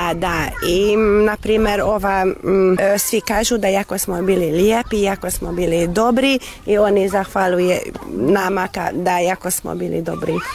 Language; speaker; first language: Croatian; non-native, local second language; Hungarian